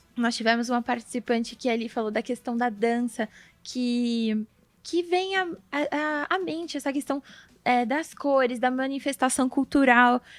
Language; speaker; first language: Portuguese; native; Portuguese